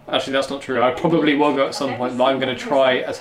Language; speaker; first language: English; native; English